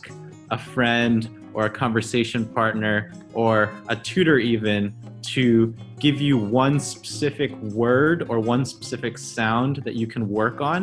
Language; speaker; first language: English; early bilingual, other home language; Chinese